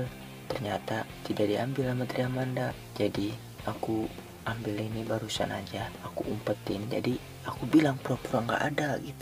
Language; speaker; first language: Indonesian; native; Indonesian